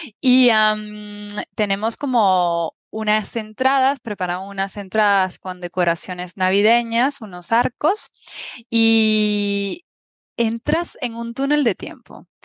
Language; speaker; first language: Spanish; native; Spanish